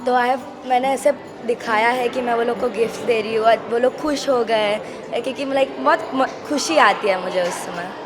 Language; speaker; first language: Hindi; non-native, local second language; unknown